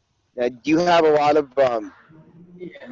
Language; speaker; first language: English; native; English